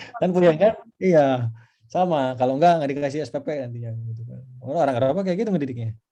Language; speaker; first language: Indonesian; non-native, local second language; Sundanese